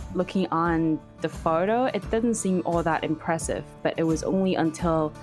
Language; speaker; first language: English; non-native, fluent; Chinese